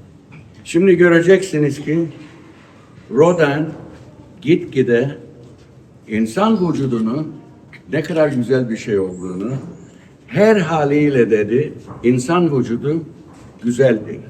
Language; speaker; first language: Turkish; early bilingual, heritage; Turkish